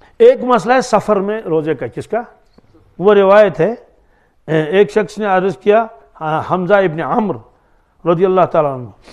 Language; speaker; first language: Hindi; non-native, local second language; Kashmiri